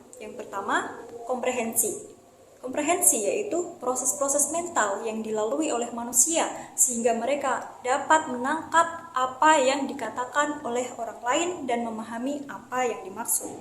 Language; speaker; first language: Indonesian; native; Indonesian